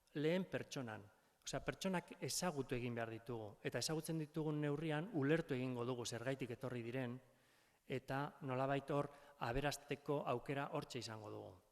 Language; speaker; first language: Basque; native; Basque